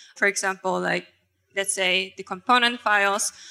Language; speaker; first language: English; non-native, fluent; Japanese